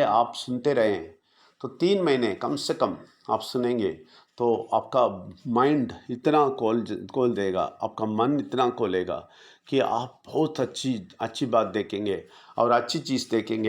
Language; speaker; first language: Hindi; non-native, local second language; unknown